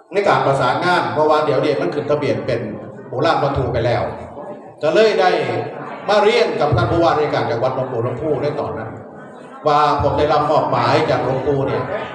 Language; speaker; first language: Thai; non-native, local second language; Northeastern Thai